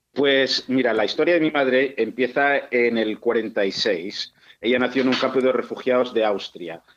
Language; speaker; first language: Spanish; native; Spanish